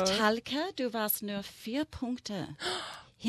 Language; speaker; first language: German; non-native, fluent; English